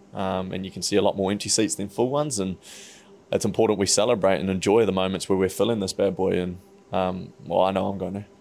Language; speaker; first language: English; native; English